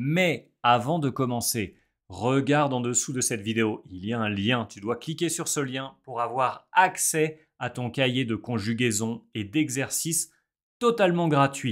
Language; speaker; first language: French; non-native, fluent; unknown